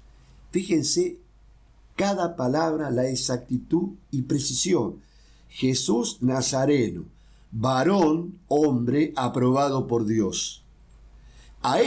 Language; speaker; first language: Spanish; native; Spanish